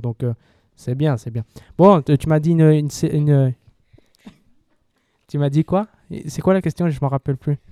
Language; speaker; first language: French; native; French